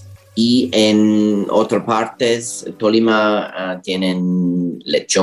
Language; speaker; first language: Spanish; non-native, learner; English